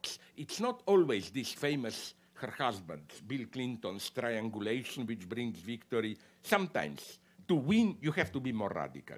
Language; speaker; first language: English; non-native, fluent; Slovenian